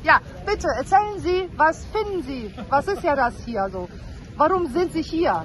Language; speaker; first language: German; non-native, fluent; Russian